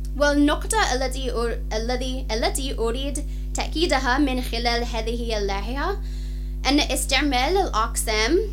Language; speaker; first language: Arabic; non-native, fluent; English